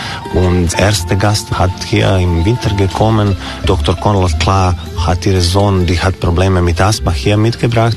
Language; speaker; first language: German; non-native, learner; Croatian